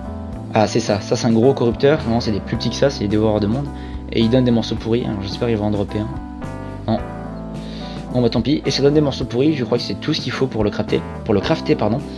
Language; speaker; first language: French; native; French